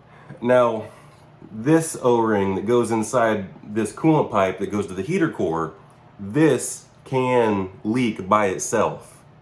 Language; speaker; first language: English; native; English